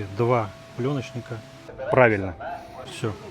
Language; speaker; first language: Russian; native; Russian